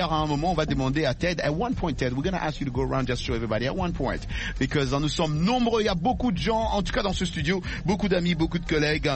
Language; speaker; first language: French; non-native, local second language; Lingala